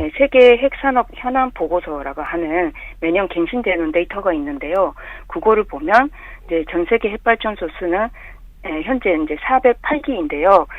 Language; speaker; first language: Korean; non-native, fluent; Japanese